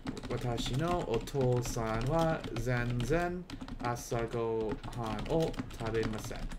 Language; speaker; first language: Japanese; non-native, fluent; English